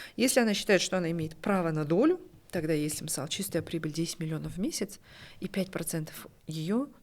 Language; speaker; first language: Russian; non-native, local second language; Kazakh